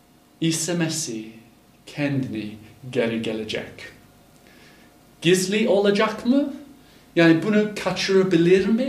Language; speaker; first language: Turkish; non-native, fluent; English